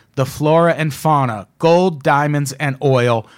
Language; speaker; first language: English; native; English